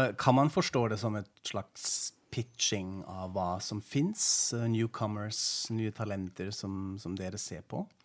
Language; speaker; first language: Norwegian; non-native, fluent; German